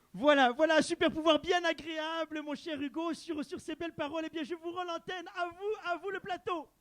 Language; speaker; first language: French; native; French